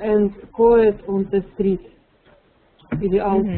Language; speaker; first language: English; non-native, learner; Russian